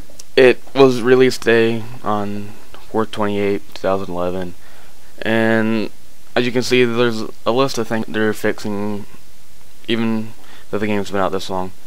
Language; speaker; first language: English; native; English